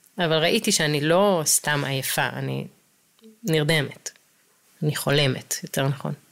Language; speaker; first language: Hebrew; native; Hebrew